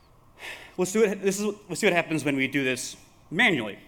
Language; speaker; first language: English; native; English